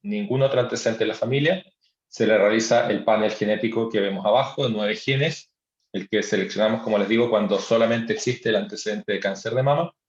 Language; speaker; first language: Spanish; native; Spanish